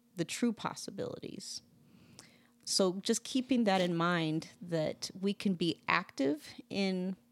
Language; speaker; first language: English; native; English